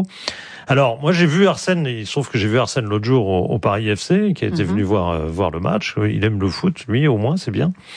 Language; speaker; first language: French; native; French